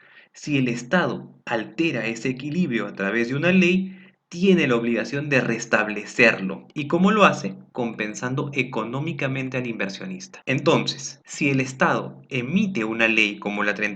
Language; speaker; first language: Spanish; native; Spanish